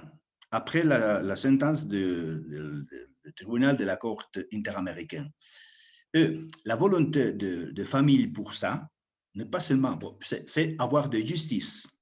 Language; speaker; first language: French; non-native, fluent; Spanish